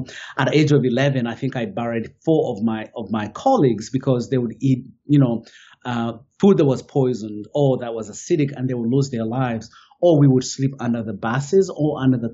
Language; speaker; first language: English; non-native, local second language; Kinyarwanda